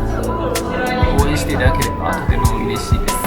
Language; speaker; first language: Japanese; non-native, fluent; Chinese